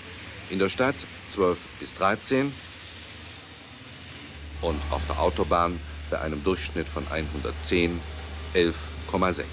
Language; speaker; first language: German; native; German